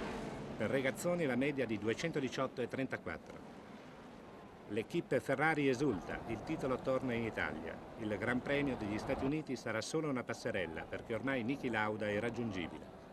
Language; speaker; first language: Italian; native; Italian